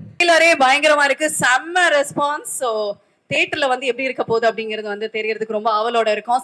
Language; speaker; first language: Tamil; native; Tamil